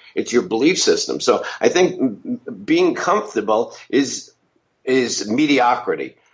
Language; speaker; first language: English; native; English